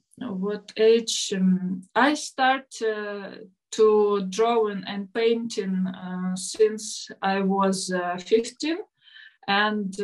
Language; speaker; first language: English; non-native, learner; Ukrainian